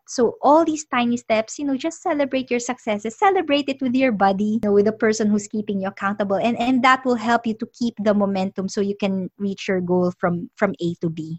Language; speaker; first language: English; non-native, local second language; Filipino